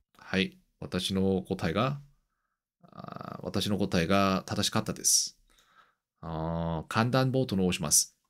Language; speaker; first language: Japanese; non-native, learner; Korean